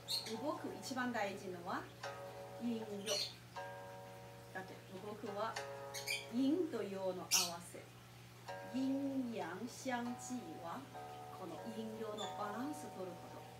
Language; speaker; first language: Japanese; non-native, fluent; Chinese